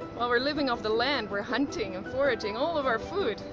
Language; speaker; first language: English; non-native, fluent; Dutch